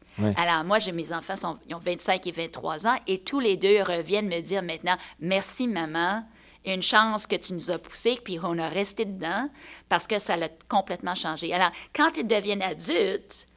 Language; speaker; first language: French; native; French